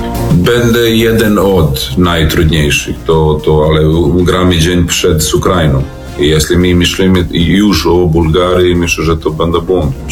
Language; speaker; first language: Polish; non-native, learner; Serbian